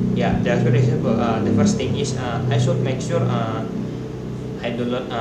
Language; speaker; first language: English; non-native, learner; Indonesian